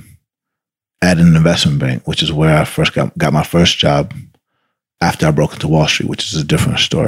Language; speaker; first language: English; early bilingual, other home language; Spanish